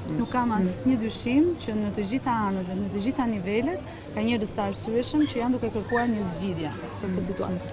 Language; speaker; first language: Albanian; native; Albanian